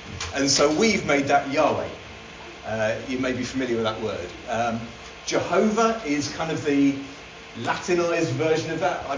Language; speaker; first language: English; native; English